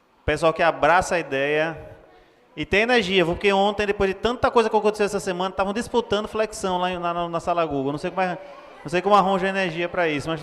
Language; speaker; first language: Portuguese; native; Portuguese